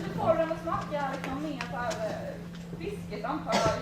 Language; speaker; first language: Swedish; native; Swedish